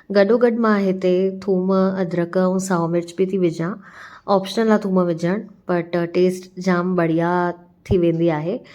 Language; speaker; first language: Sindhi; early bilingual, heritage; Sindhi